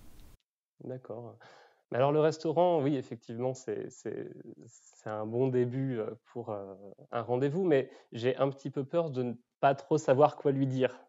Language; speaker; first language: French; native; French